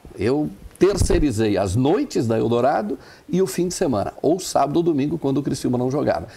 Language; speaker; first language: Portuguese; non-native, local second language; German